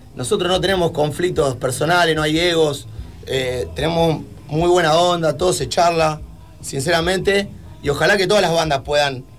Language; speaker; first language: Spanish; native; Spanish